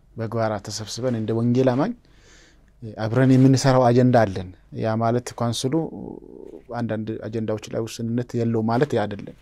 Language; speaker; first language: Amharic; non-native, local second language; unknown